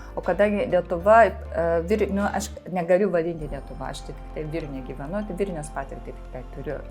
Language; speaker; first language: Lithuanian; non-native, fluent; Japanese